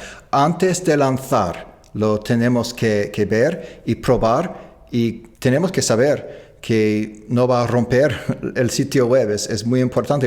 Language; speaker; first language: Spanish; non-native, fluent; English